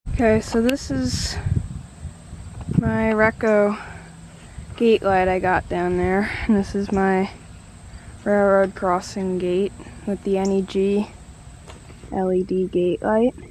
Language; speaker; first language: English; native; English